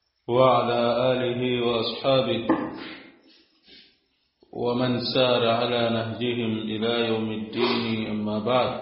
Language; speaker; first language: Arabic; non-native, fluent; Swahili